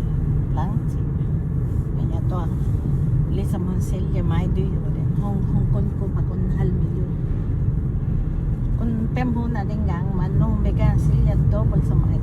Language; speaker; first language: Danish; non-native, learner; Filipino